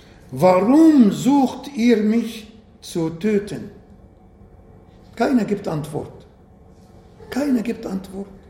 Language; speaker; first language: German; non-native, fluent; Arabic